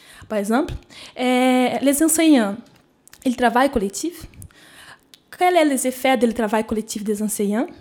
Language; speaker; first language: French; non-native, fluent; Portuguese